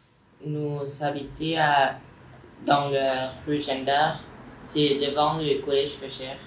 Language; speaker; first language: French; non-native, learner; Thai